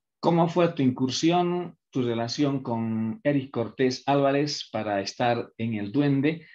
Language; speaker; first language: Spanish; native; Spanish